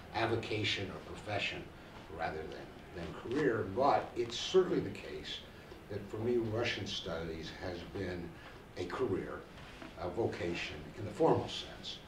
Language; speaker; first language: English; native; English